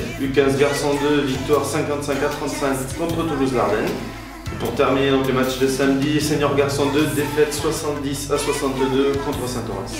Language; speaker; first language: French; native; French